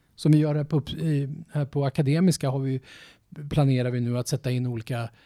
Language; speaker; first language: Swedish; native; Swedish